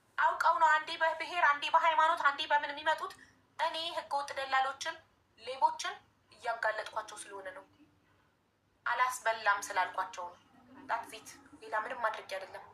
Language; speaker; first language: Amharic; native; Amharic